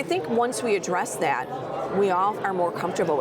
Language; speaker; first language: English; native; English